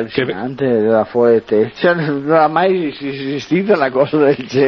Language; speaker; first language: Italian; native; Italian